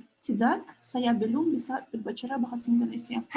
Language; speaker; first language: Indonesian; non-native, learner; Turkish